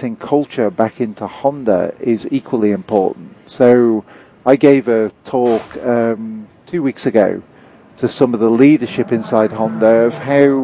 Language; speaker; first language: English; native; English